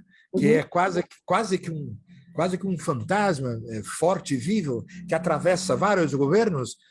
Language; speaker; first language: Portuguese; native; Portuguese